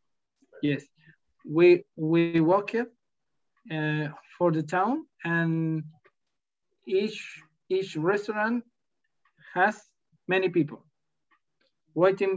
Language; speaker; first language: English; non-native, learner; Spanish